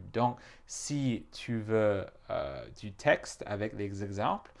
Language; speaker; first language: French; non-native, fluent; English